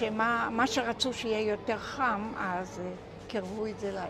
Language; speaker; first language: Hebrew; non-native, local second language; Ladino